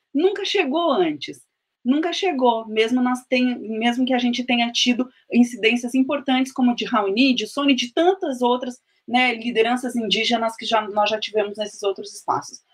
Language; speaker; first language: Portuguese; native; Portuguese